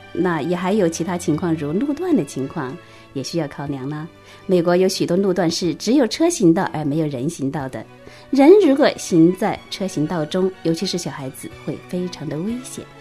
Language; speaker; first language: Chinese; native; Chinese